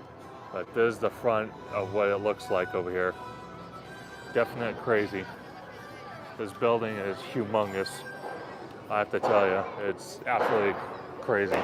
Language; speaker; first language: English; native; English